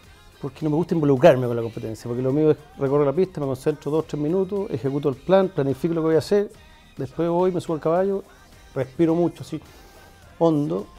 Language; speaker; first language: Spanish; native; Spanish